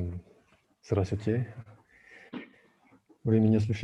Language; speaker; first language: Russian; non-native, fluent; French